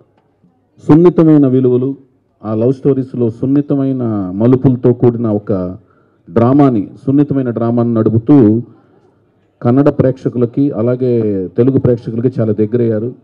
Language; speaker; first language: Telugu; native; Telugu